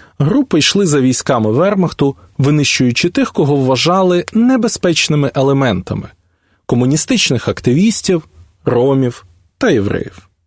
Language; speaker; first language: Ukrainian; native; Ukrainian